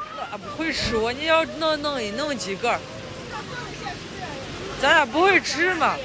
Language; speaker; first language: Chinese; native; Chinese